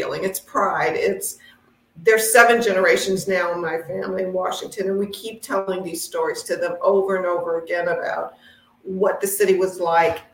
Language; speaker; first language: English; native; English